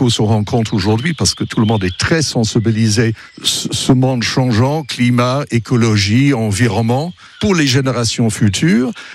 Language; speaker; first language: French; non-native, fluent; English